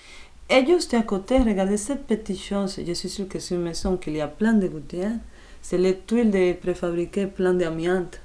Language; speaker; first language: French; non-native, fluent; Spanish